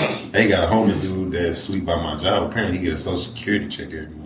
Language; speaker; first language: English; native; English